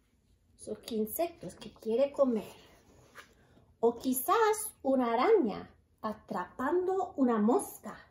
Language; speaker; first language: Spanish; early bilingual, heritage; Spanish